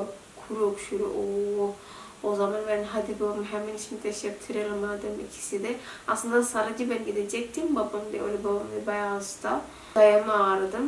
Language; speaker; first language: Turkish; non-native, learner; Indonesian